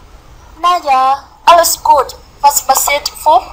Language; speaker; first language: German; non-native, learner; Vietnamese